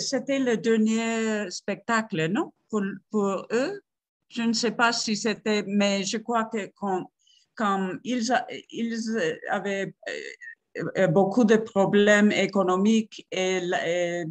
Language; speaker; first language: French; non-native, fluent; Spanish